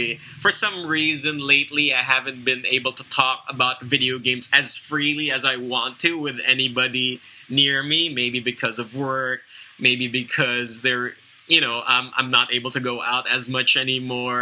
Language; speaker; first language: English; non-native, local second language; Filipino